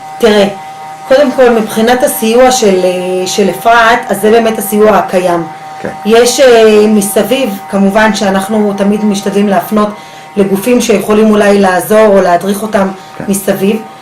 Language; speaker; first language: Hebrew; native; Hebrew